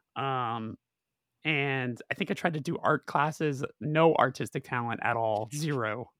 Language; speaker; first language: English; native; English